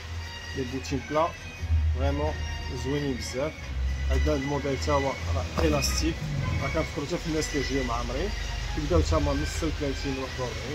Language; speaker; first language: Arabic; native; Arabic